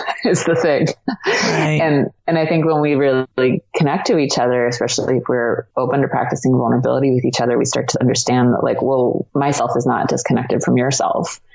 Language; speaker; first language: English; native; English